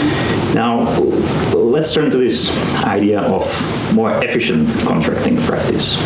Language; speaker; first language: English; non-native, fluent; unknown